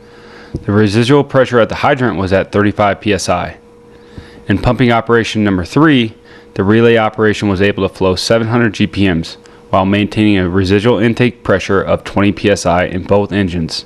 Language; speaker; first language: English; native; English